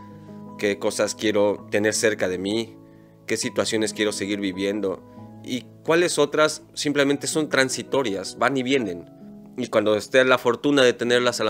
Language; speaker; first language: Spanish; native; Spanish